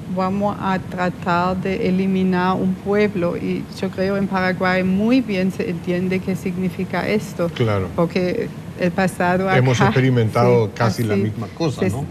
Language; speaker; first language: Spanish; non-native, fluent; German